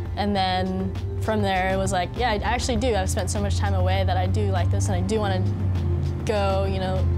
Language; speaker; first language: English; native; English